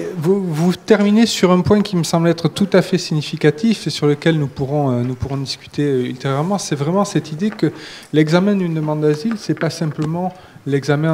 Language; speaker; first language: French; native; French